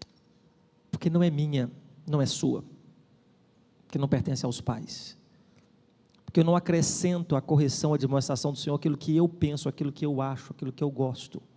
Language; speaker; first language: Portuguese; native; Portuguese